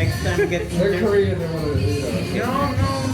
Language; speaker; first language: English; non-native, learner; Georgian